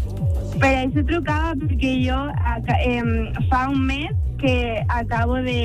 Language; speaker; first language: Catalan; non-native, local second language; Spanish